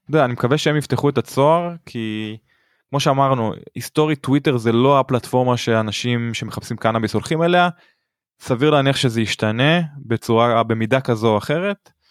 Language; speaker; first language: Hebrew; native; Hebrew